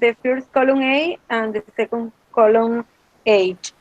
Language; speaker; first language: English; non-native, learner; Spanish